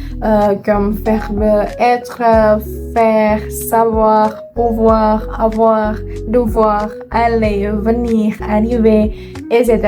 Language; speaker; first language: French; non-native, learner; Indonesian